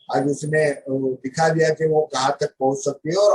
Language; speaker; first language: Hindi; non-native, local second language; Marathi